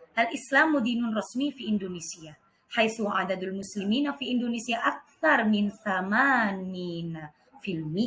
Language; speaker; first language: Arabic; non-native, fluent; Indonesian